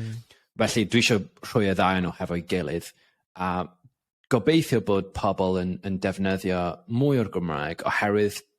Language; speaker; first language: Welsh; non-native, local second language; English